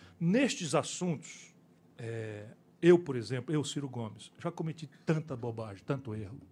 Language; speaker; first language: Portuguese; native; Portuguese